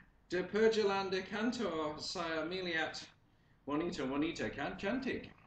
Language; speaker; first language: Indonesian; non-native, learner; English